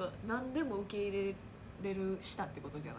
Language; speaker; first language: Japanese; native; Japanese